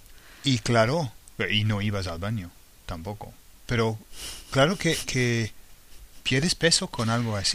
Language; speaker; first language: Spanish; non-native, fluent; English